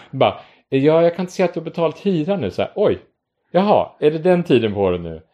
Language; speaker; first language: Swedish; native; Swedish